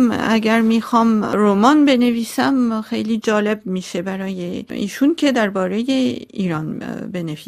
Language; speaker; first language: Persian; non-native, local second language; Armenian